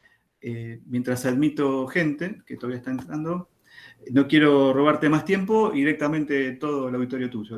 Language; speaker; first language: Spanish; native; Spanish